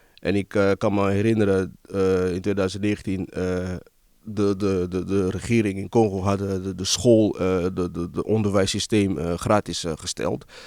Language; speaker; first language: Dutch; early bilingual, other home language; Lingala